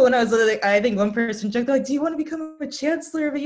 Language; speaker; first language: English; native; English